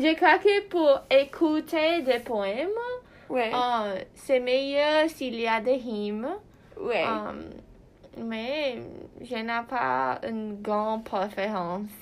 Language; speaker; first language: French; non-native, learner; Portuguese